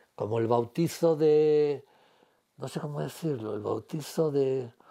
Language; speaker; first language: Spanish; native; Spanish